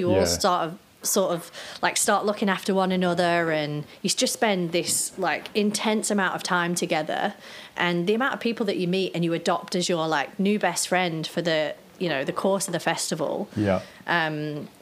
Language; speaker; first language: English; native; English